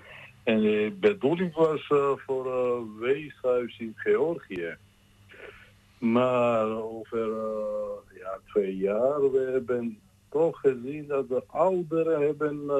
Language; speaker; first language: Dutch; non-native, learner; Georgian